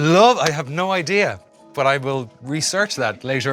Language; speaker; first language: English; native; English